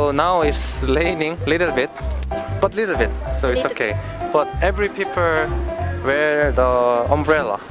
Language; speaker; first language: English; non-native, learner; Korean